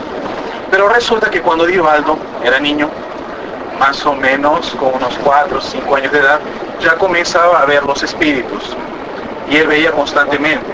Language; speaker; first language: Spanish; native; Spanish